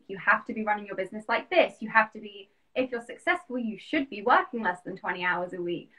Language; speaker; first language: English; native; English